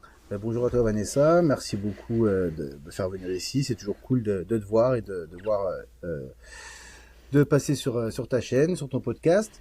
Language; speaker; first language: French; native; French